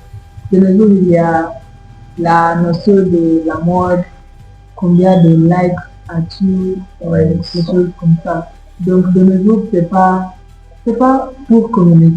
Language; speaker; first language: French; non-native, learner; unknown